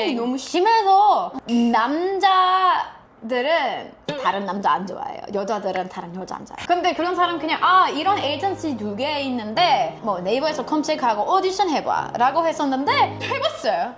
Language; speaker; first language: Korean; non-native, fluent; English